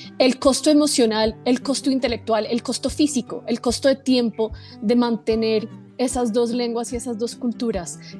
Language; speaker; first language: Spanish; early bilingual, other home language; English